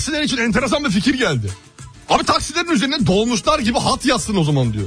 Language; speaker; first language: Turkish; native; Turkish